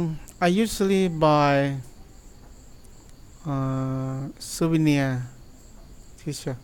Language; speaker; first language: English; non-native, learner; Thai